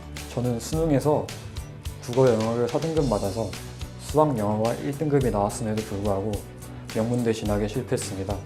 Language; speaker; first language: Korean; native; Korean